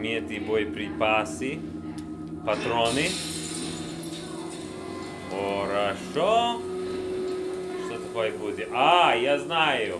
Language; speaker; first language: Russian; non-native, learner; English